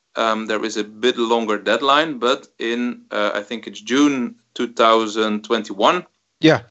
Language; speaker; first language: English; non-native, fluent; Dutch